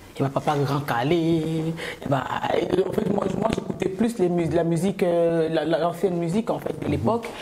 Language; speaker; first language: French; non-native, local second language; Lingala